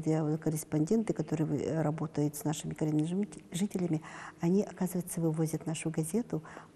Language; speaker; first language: Russian; non-native, local second language; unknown